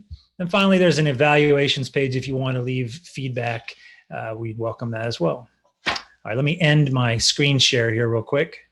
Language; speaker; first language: English; native; English